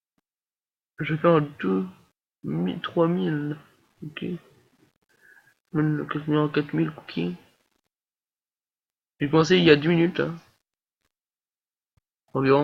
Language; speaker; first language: French; native; French